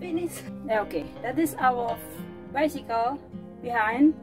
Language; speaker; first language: English; non-native, learner; Indonesian